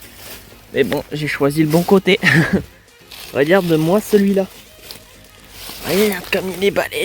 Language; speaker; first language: French; native; French